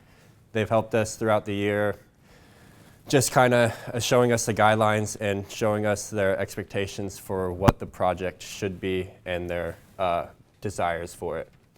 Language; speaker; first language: English; native; English